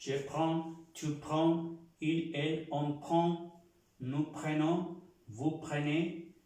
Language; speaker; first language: French; non-native, fluent; Spanish